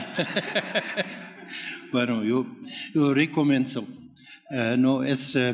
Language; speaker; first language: Spanish; non-native, fluent; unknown